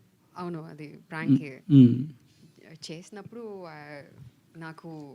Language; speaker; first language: Telugu; non-native, fluent; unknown